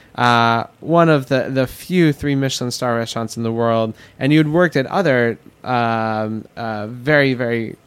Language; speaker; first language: English; native; English